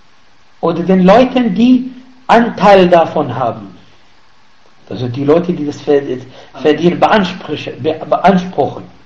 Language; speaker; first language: German; non-native, fluent; Arabic